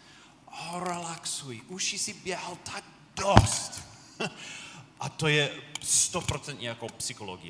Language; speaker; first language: Czech; non-native, fluent; English